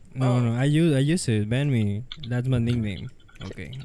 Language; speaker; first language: English; non-native, learner; Spanish